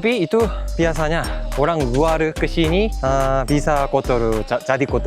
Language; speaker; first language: Indonesian; non-native, fluent; Korean